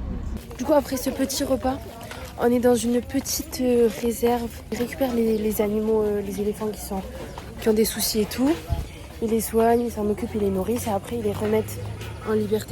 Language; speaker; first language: French; native; French